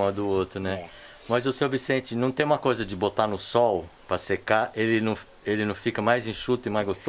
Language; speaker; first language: Portuguese; native; Portuguese